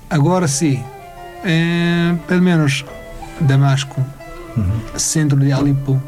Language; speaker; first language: Portuguese; non-native, learner; Arabic